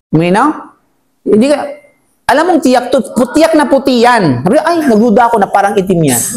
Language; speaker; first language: Filipino; native; Filipino